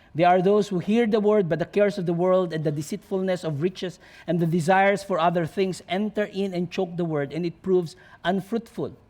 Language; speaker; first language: English; non-native, local second language; Filipino